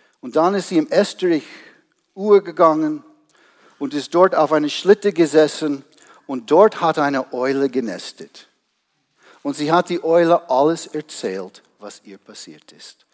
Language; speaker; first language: German; non-native, fluent; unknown